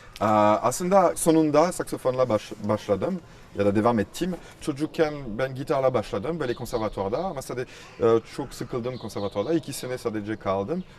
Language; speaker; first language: Turkish; non-native, fluent; French